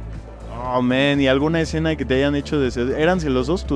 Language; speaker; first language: Spanish; native; Spanish